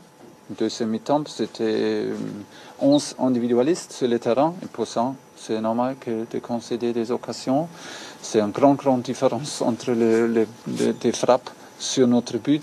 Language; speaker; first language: French; non-native, learner; German